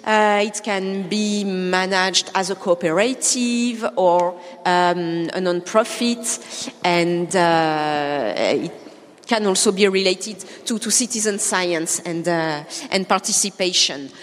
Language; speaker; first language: English; non-native, fluent; French